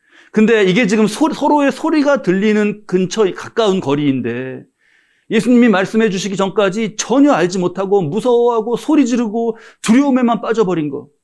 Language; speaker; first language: Korean; native; Korean